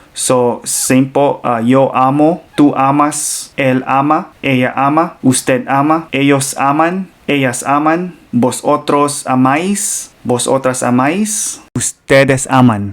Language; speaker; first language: Spanish; non-native, fluent; Filipino